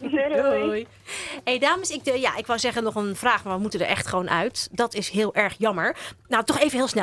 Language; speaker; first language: Dutch; native; Dutch